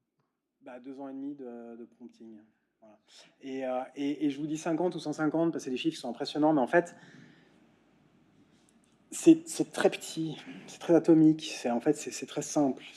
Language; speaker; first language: French; native; French